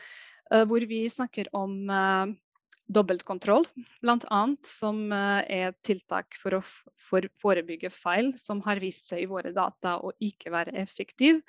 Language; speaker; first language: Norwegian; non-native, fluent; Bosnian